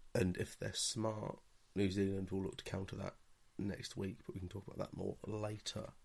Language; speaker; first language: English; native; English